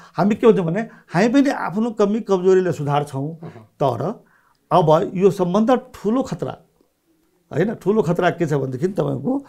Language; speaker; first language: Nepali; non-native, local second language; Maithili